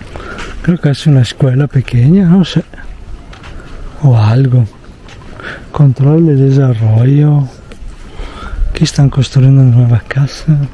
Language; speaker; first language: Spanish; non-native, fluent; Italian